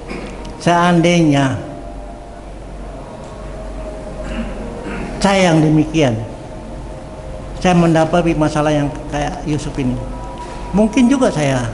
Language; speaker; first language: Indonesian; native; Indonesian